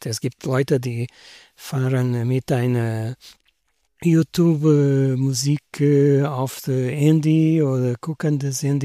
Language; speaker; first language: German; non-native, learner; Portuguese